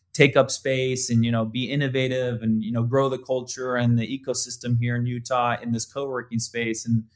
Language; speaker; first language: English; native; English